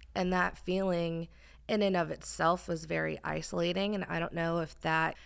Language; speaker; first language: English; native; English